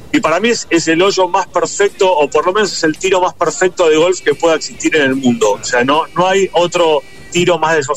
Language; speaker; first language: Spanish; native; Spanish